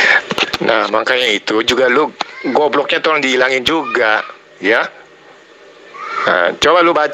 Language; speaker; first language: Indonesian; native; Indonesian